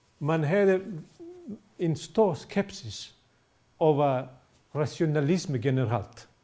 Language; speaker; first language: Danish; non-native, fluent; Bosnian